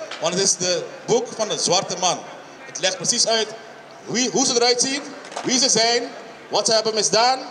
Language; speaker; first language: Dutch; non-native, local second language; Papiamento